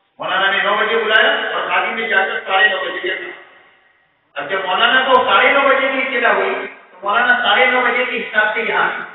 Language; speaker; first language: Urdu; native; Urdu